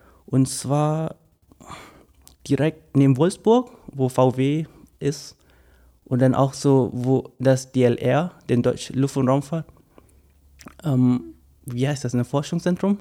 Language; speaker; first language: German; non-native, fluent; English